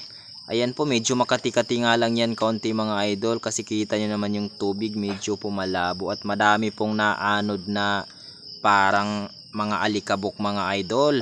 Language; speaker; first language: Filipino; native; Filipino